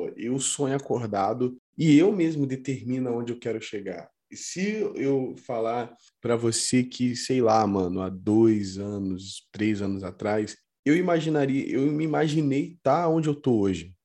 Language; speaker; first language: Portuguese; native; Portuguese